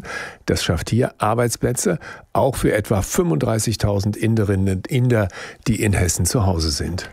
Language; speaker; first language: German; native; German